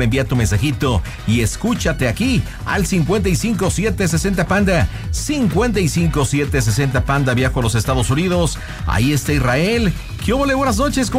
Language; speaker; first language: Spanish; native; Spanish